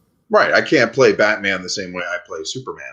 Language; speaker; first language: English; native; English